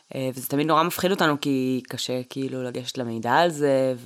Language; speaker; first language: Hebrew; early bilingual, other home language; Russian